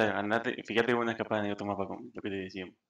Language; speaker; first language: Spanish; native; Spanish